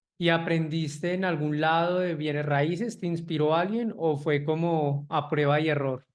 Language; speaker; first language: Spanish; native; Spanish